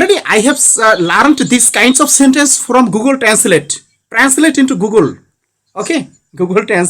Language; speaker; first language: English; non-native, learner; Bangla